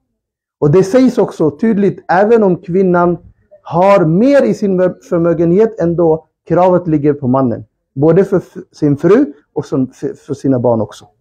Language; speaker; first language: Swedish; early bilingual, other home language; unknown